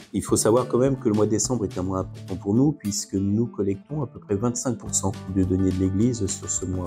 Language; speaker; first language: French; native; French